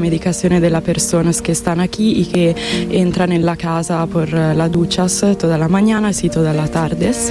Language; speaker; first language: Spanish; non-native, fluent; Italian